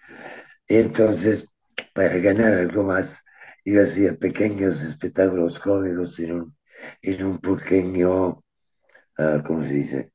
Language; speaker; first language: Spanish; non-native, fluent; Italian